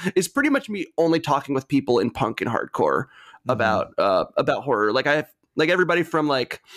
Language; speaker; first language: English; native; English